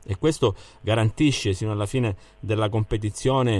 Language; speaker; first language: Italian; native; Italian